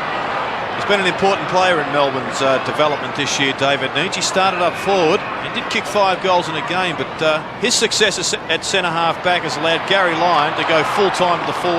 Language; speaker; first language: English; native; English